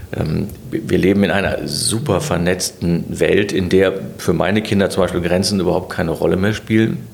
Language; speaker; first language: German; native; German